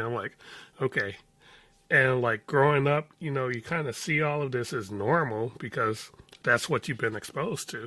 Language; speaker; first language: English; native; English